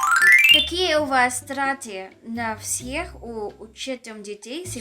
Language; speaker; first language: Russian; non-native, learner; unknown